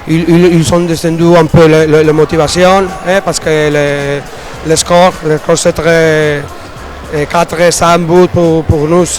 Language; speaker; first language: French; non-native, fluent; Spanish